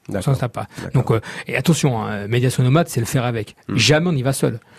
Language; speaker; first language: French; native; French